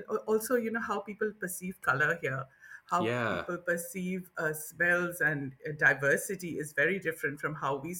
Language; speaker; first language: English; non-native, local second language; Bangla